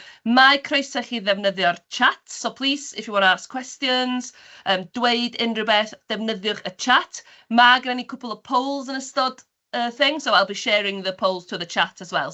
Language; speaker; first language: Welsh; native; Welsh